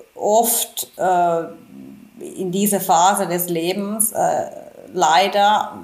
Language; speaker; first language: German; non-native, fluent; Finnish